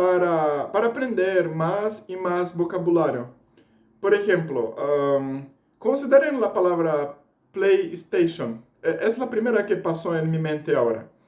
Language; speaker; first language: Spanish; non-native, fluent; Portuguese